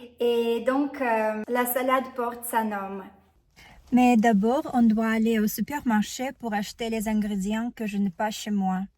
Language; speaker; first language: French; non-native, fluent; Russian